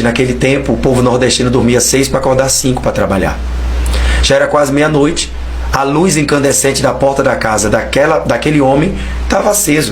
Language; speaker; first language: Portuguese; native; Portuguese